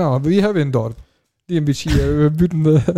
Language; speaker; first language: Dutch; native; Dutch